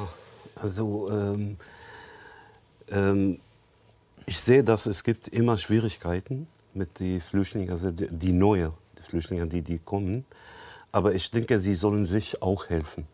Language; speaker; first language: German; non-native, learner; Arabic